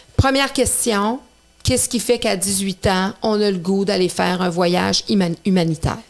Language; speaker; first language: French; native; French